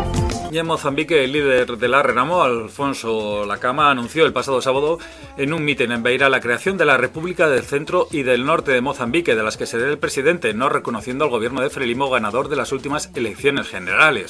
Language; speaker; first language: Spanish; native; Spanish